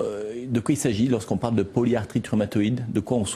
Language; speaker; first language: French; native; French